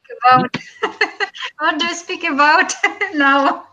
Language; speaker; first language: English; non-native, learner; Russian